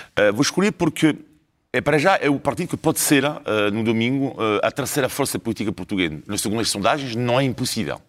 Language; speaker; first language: Portuguese; non-native, fluent; French